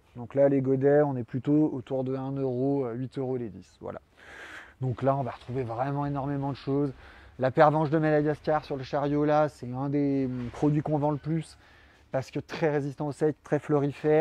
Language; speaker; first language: French; native; French